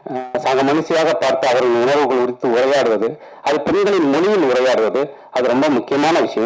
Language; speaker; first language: Tamil; native; Tamil